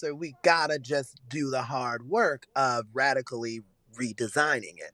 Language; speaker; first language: English; native; English